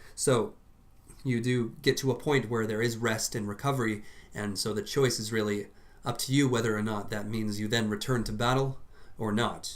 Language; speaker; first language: English; native; English